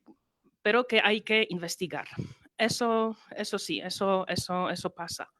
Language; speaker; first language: Spanish; non-native, fluent; Polish